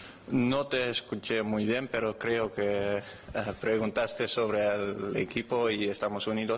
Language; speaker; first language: Spanish; non-native, fluent; Dutch